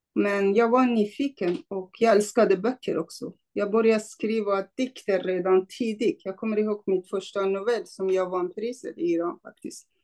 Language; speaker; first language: Swedish; non-native, fluent; Kurdish